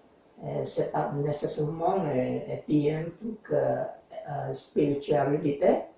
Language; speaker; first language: French; non-native, learner; English